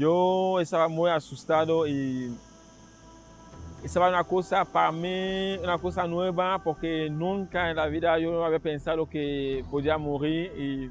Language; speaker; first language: Spanish; non-native, fluent; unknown